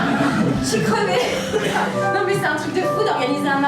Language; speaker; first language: French; native; French